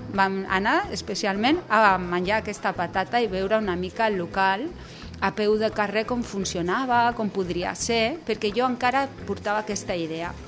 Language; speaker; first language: Catalan; non-native, local second language; Spanish